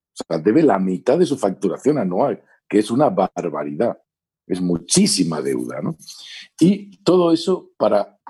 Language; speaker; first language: Spanish; native; Spanish